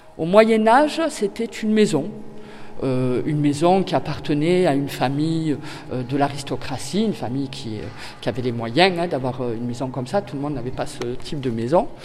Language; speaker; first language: French; native; French